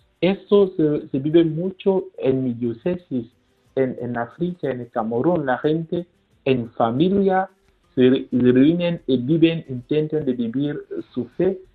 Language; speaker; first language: Spanish; non-native, fluent; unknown